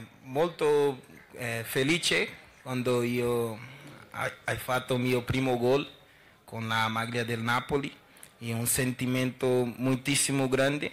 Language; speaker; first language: Italian; non-native, learner; Portuguese